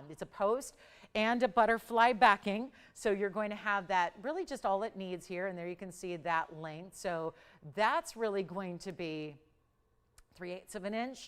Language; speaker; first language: English; native; English